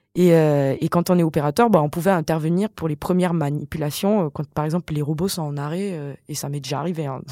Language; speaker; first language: French; non-native, local second language; Malagasy